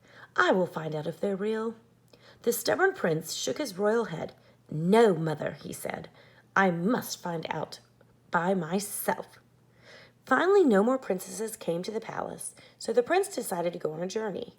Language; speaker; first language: English; native; English